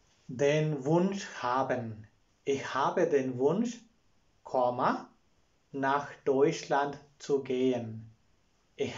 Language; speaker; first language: German; non-native, fluent; Malayalam